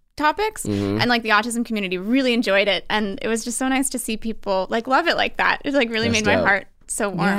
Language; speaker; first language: English; native; English